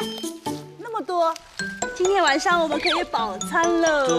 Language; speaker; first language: Chinese; native; Chinese